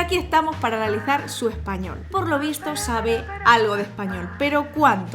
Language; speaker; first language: Spanish; native; Spanish